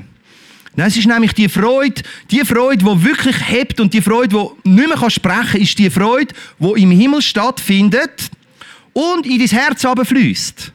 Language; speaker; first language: German; native; German